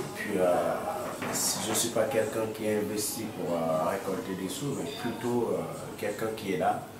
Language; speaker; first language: French; non-native, local second language; Wolof